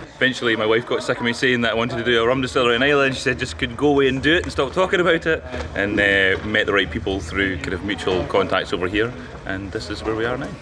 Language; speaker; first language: English; native; English